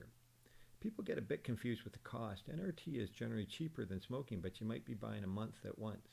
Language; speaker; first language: English; native; English